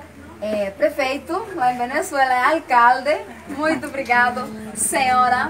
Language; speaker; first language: Portuguese; non-native, learner; Spanish